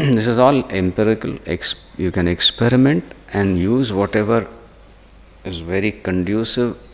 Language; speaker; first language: English; non-native, local second language; Hindi